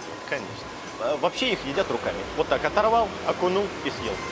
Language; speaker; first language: Russian; native; Russian